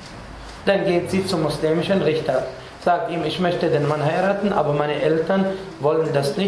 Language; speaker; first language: German; non-native, fluent; Arabic